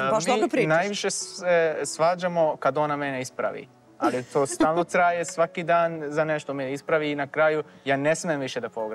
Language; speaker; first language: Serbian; non-native, fluent; Turkish